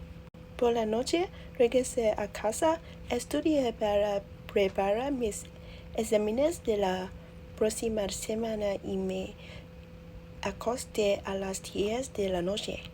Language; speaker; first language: Spanish; non-native, learner; Vietnamese